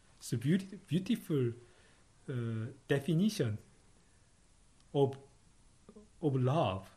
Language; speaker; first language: English; non-native, fluent; Korean